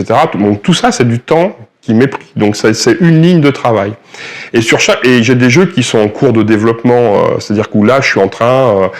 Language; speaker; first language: French; native; French